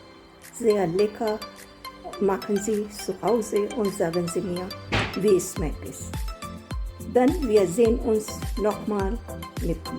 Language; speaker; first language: German; non-native, learner; Hindi